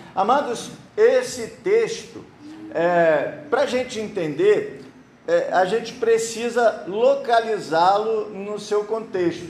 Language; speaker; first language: Portuguese; native; Portuguese